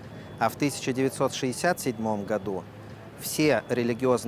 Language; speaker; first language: Russian; native; Russian